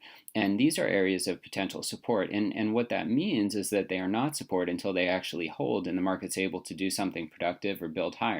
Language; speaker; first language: English; native; English